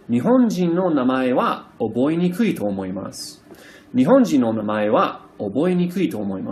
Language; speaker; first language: Japanese; non-native, fluent; English